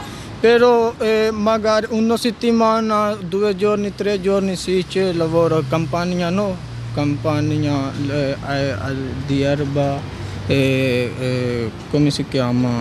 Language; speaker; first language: Italian; non-native, learner; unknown